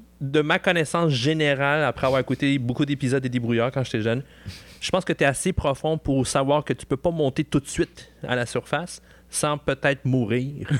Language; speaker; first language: French; native; French